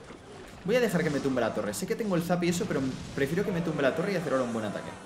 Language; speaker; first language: Spanish; native; Spanish